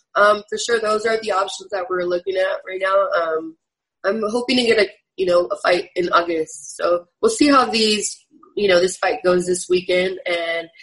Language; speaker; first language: English; native; English